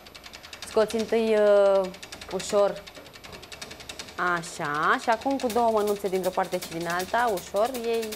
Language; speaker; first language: Romanian; native; Romanian